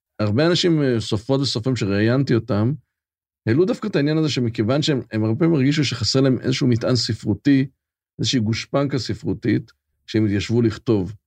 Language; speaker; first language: Hebrew; native; Hebrew